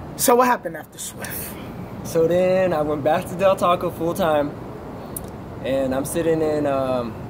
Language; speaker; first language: English; native; English